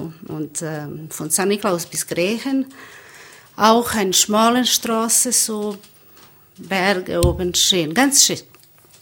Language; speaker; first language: German; non-native, learner; Bosnian